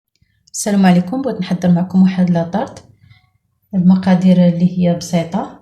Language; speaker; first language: Arabic; native; Arabic